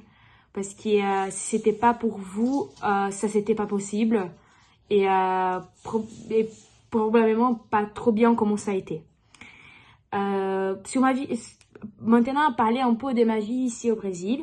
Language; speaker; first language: French; non-native, learner; Portuguese